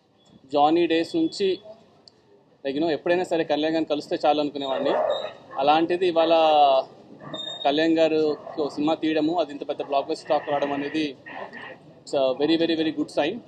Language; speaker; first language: Telugu; native; Telugu